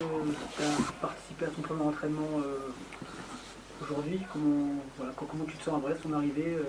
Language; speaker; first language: French; native; French